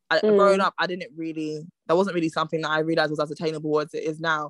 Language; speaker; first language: English; native; English